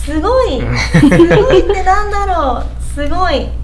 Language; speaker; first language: Japanese; native; Japanese